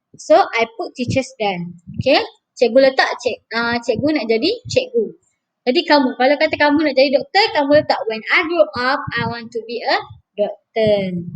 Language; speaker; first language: Malay; native; Malay